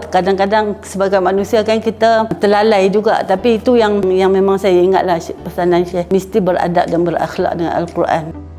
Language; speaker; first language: Malay; native; Malay